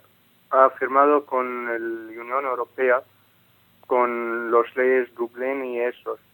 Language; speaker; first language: Spanish; non-native, learner; Arabic